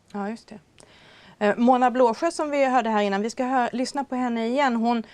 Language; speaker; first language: Swedish; native; Swedish